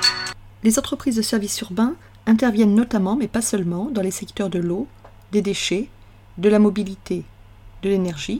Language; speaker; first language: French; native; French